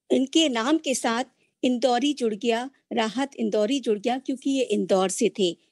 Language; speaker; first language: Hindi; native; Hindi